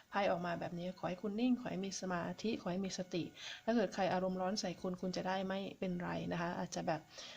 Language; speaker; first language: Thai; native; Thai